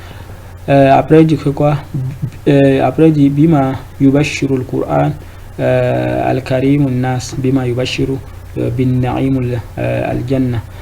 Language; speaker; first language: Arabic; non-native, fluent; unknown